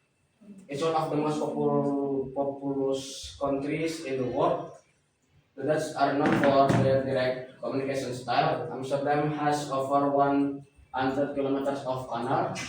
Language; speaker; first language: English; non-native, learner; Indonesian